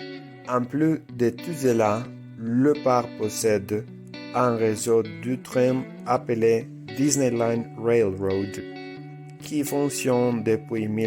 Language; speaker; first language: French; non-native, learner; Spanish